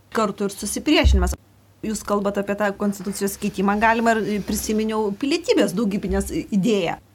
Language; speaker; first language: Lithuanian; native; Lithuanian